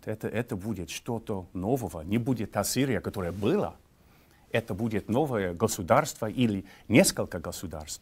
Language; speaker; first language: Russian; non-native, fluent; English